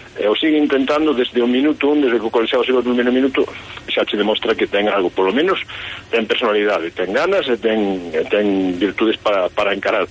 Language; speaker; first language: Galician; native; Galician